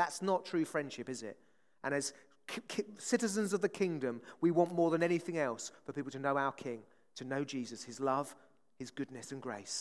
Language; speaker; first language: English; native; English